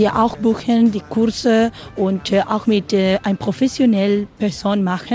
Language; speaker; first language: German; non-native, learner; Spanish